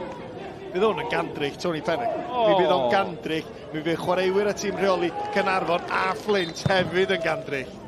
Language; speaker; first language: Welsh; native; Welsh